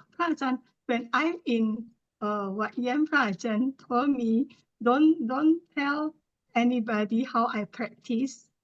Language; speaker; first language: English; non-native, learner; Thai